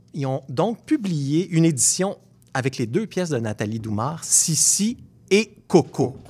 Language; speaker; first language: French; native; French